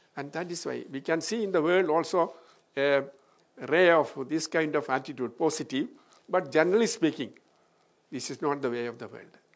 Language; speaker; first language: English; non-native, local second language; Malayalam